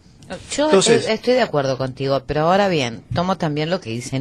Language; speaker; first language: Spanish; native; Spanish